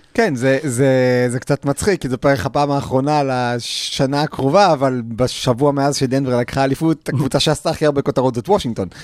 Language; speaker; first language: Hebrew; native; Hebrew